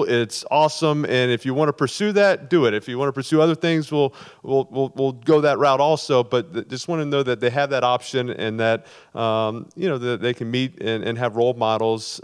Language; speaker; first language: English; native; English